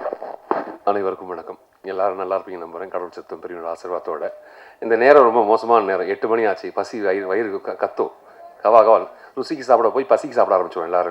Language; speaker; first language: Tamil; native; Tamil